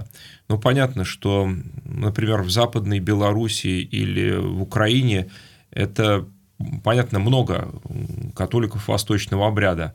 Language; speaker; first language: Russian; native; Russian